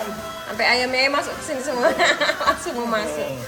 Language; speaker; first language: Indonesian; native; Indonesian